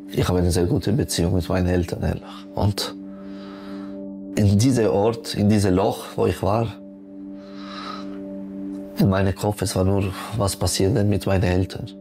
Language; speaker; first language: German; non-native, local second language; French